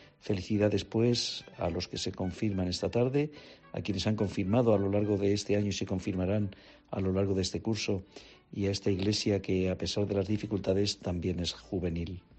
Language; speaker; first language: Spanish; native; Spanish